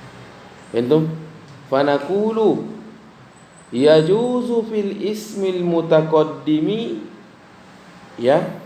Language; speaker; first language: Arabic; non-native, fluent; Indonesian